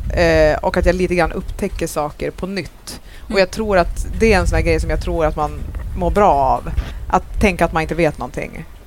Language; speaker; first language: Swedish; native; Swedish